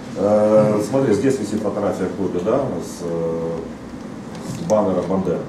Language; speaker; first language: Russian; native; Russian